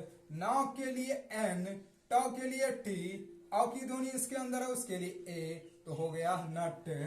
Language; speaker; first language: Hindi; native; Hindi